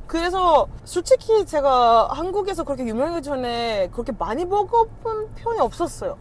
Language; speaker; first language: Korean; non-native, fluent; Turkish